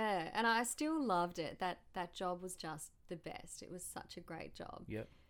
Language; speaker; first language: English; native; English